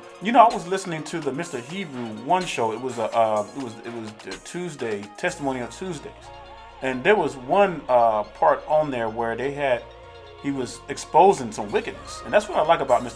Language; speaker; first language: English; native; English